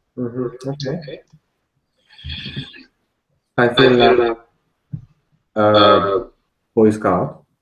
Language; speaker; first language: English; non-native, learner; Korean